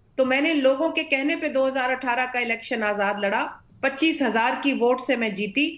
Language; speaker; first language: Urdu; non-native, local second language; Punjabi